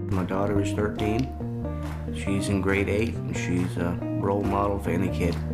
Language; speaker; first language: English; native; English